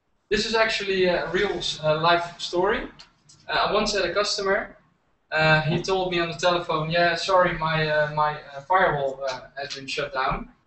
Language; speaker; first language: English; non-native, fluent; Dutch